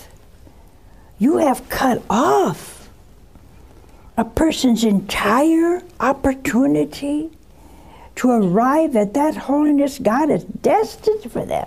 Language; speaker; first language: English; native; English